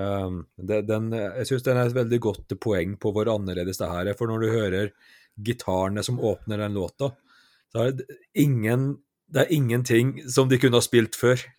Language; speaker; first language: Norwegian; native; Norwegian